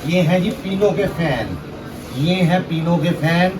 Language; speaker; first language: Urdu; non-native, local second language; Punjabi